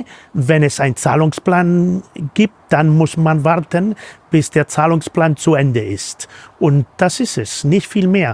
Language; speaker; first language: German; non-native, fluent; Spanish